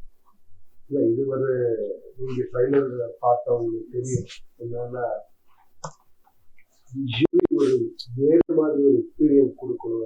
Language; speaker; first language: Tamil; non-native, learner; Kannada